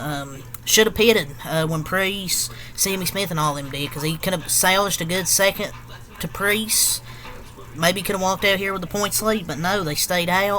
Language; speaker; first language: English; native; English